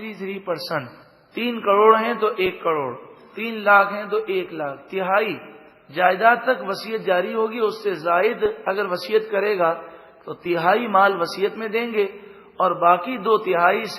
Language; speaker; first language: Urdu; native; Urdu